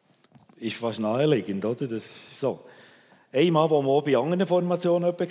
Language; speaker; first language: German; native; German